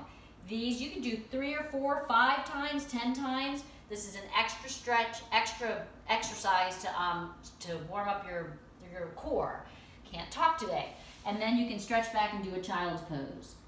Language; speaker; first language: English; native; English